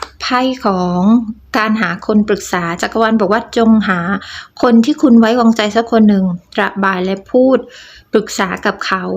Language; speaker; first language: Thai; native; Thai